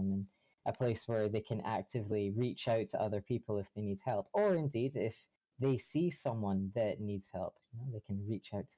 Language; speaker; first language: English; native; English